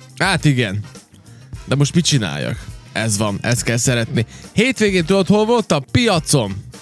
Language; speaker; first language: Hungarian; native; Hungarian